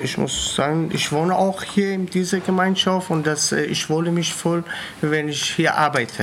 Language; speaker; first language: German; non-native, learner; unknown